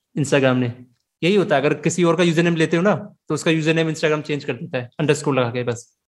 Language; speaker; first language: Hindi; native; Hindi